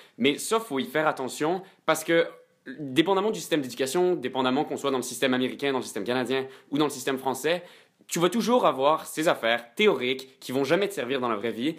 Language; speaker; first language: French; native; French